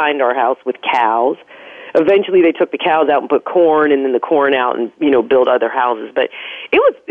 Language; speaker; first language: English; native; English